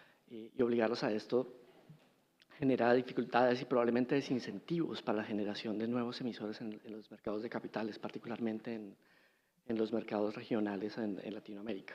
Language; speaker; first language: Spanish; native; Spanish